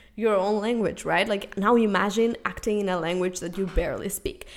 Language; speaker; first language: English; non-native, fluent; Spanish